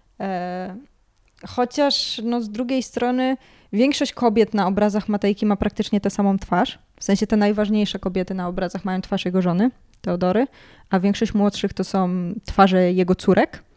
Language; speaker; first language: Polish; native; Polish